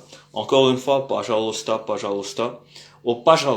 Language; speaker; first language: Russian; non-native, fluent; French